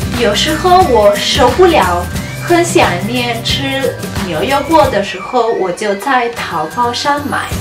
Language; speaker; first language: Chinese; non-native, fluent; Spanish